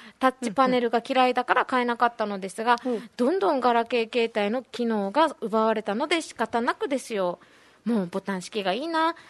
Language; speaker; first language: Japanese; native; Japanese